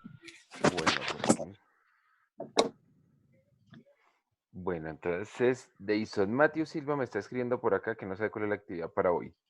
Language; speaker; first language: Spanish; native; Spanish